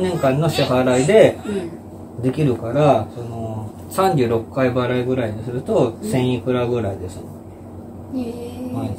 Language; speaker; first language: Japanese; native; Japanese